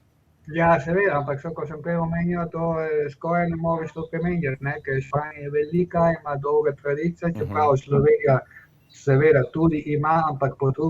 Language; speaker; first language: Slovenian; non-native, fluent; Spanish